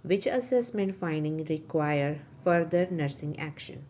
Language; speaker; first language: English; non-native, local second language; Punjabi